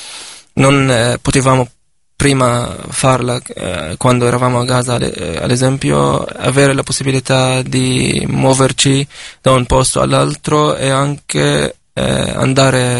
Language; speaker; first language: Italian; non-native, learner; Arabic